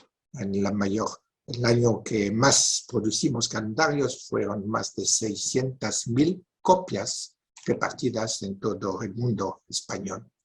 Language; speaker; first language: Spanish; non-native, fluent; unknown